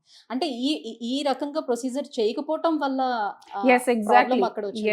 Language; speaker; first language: Telugu; native; Telugu